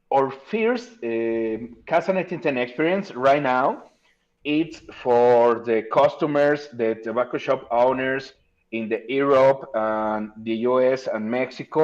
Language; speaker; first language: English; non-native, learner; Spanish